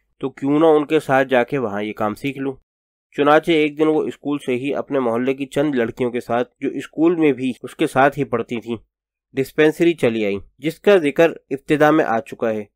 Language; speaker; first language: Urdu; native; Urdu